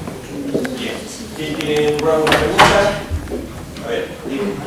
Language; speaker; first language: Spanish; native; Spanish